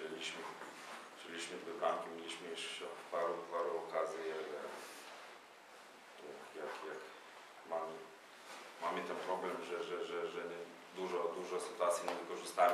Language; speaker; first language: Polish; non-native, fluent; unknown